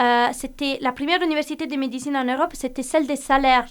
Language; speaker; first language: French; non-native, fluent; Italian